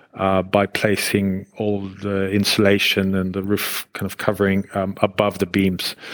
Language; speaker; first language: English; non-native, fluent; Hebrew